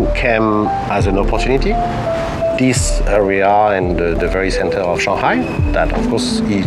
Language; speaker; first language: English; non-native, fluent; French